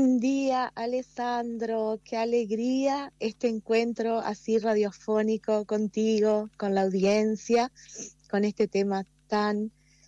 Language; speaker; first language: Spanish; native; Spanish